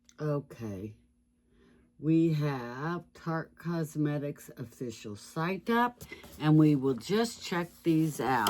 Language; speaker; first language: English; native; English